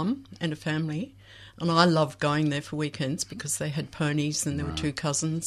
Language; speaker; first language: English; native; English